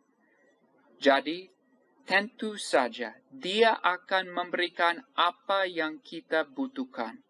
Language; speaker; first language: Indonesian; non-native, fluent; English